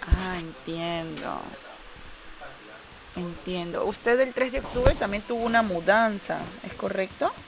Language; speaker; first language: Spanish; native; Spanish